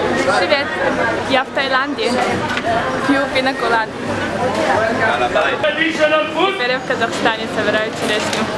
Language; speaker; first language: Russian; early bilingual, heritage; Russian